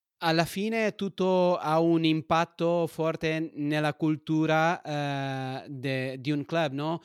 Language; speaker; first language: Italian; non-native, fluent; Portuguese